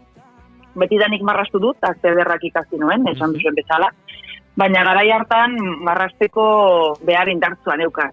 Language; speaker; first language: Basque; non-native, local second language; Spanish